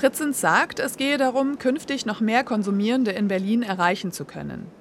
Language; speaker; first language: German; native; German